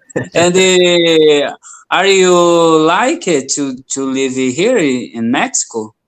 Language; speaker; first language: English; non-native, learner; Portuguese